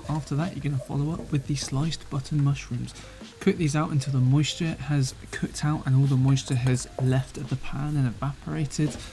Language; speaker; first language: English; native; English